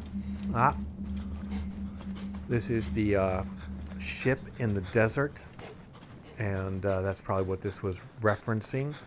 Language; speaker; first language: English; native; English